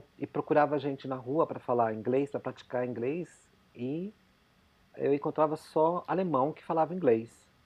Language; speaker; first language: Portuguese; native; Portuguese